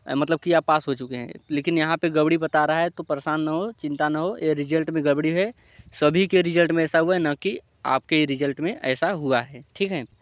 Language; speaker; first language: Hindi; native; Hindi